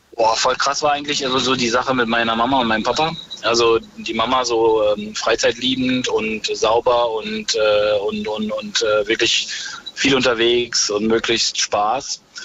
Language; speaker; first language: German; native; German